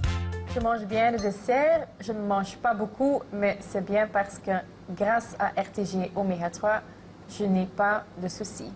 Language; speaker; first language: French; non-native, local second language; Dutch